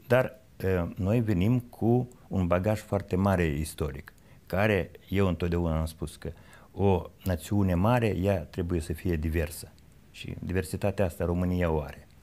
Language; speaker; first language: Romanian; native; Romanian